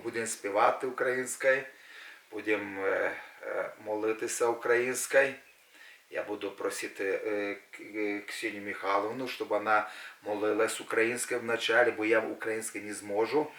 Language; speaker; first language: Ukrainian; non-native, local second language; Russian